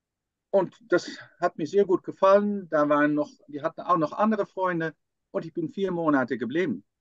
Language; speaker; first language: German; non-native, fluent; Dutch